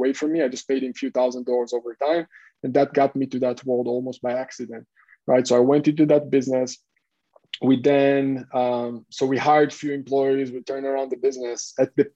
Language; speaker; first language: English; non-native, fluent; Hebrew